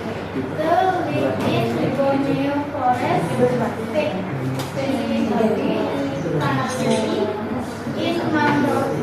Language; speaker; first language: English; non-native, fluent; Indonesian